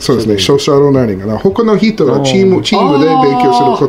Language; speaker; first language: Japanese; non-native, learner; English